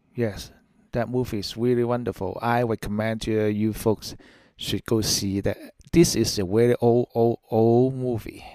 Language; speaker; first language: English; non-native, local second language; Cantonese